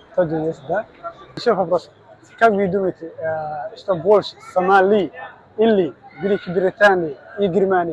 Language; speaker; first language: Russian; non-native, learner; Somali